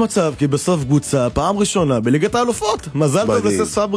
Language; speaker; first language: Hebrew; native; Hebrew